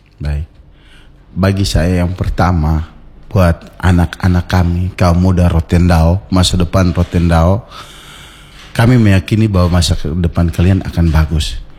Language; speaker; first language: Indonesian; native; Indonesian